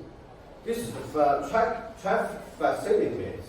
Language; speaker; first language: English; non-native, fluent; Chinese